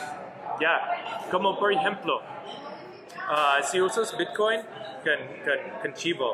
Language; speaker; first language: Spanish; non-native, learner; English